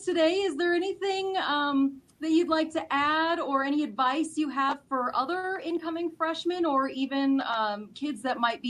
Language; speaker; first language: English; native; English